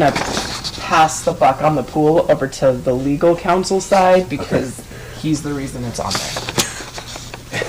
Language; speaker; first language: English; native; English